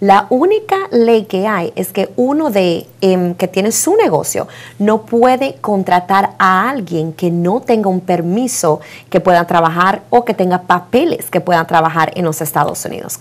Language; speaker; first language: Spanish; native; Spanish